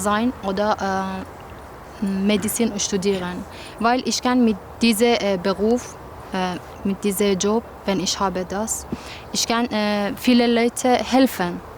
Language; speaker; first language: German; non-native, learner; Persian